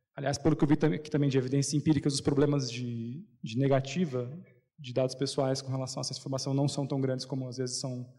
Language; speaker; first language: Portuguese; native; Portuguese